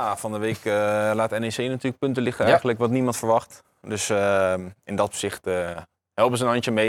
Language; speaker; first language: Dutch; native; Dutch